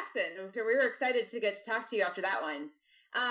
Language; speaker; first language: English; native; English